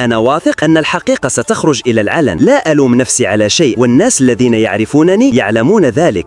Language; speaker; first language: Arabic; native; Arabic